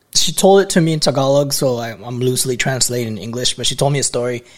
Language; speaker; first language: English; non-native, local second language; Filipino